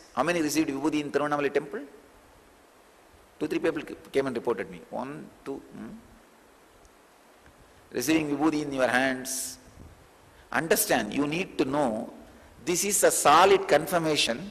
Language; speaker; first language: English; non-native, local second language; Tamil